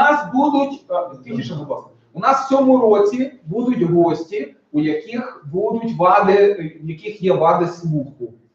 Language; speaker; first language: Ukrainian; native; Ukrainian